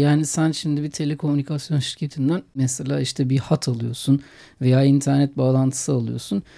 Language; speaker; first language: Turkish; native; Turkish